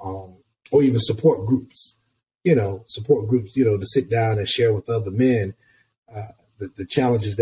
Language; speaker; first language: English; native; English